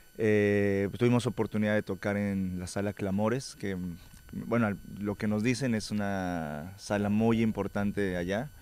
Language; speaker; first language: Spanish; native; Spanish